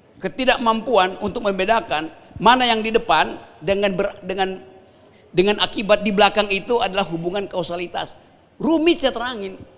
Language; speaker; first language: Indonesian; native; Indonesian